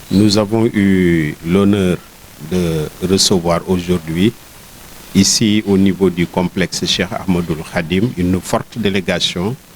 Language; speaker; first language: French; non-native, local second language; Wolof